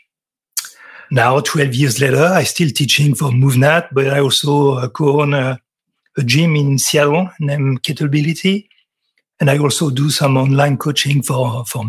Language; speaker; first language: English; non-native, fluent; French